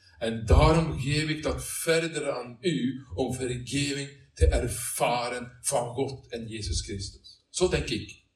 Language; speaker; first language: Dutch; non-native, learner; Norwegian